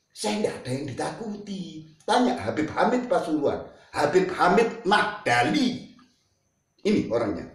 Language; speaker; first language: Malay; non-native, local second language; Buginese